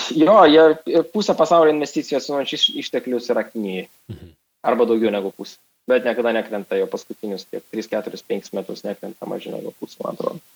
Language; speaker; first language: Lithuanian; non-native, local second language; Russian